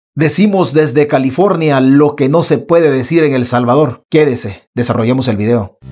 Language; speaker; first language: Spanish; native; Spanish